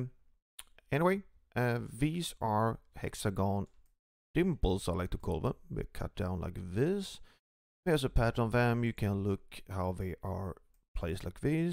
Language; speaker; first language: English; non-native, fluent; Swedish